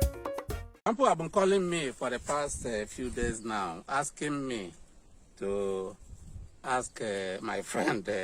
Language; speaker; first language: English; non-native, local second language; Igbo